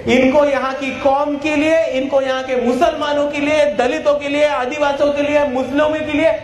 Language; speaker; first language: Hindi; non-native, local second language; Marathi